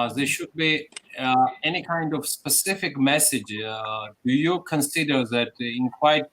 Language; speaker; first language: English; non-native, fluent; Georgian